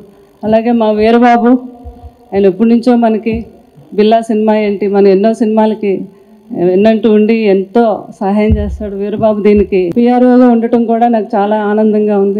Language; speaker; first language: Telugu; native; Telugu